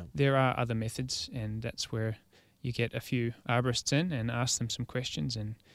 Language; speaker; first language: English; native; English